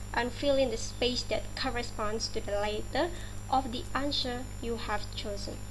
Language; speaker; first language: English; non-native, fluent; Indonesian